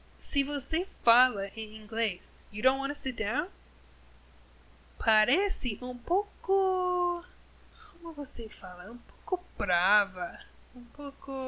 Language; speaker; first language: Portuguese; non-native, learner; English